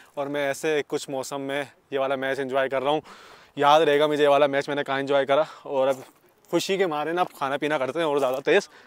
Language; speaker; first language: Urdu; native; Urdu